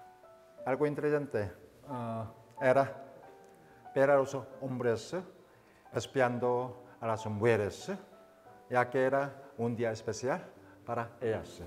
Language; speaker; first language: Spanish; non-native, fluent; Korean